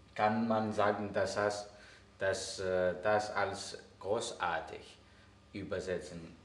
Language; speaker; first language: German; non-native, fluent; Greek